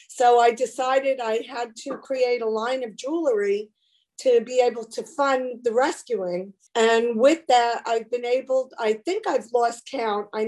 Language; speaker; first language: English; native; English